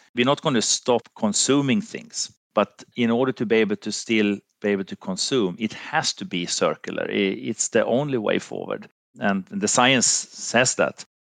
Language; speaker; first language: English; non-native, fluent; Finnish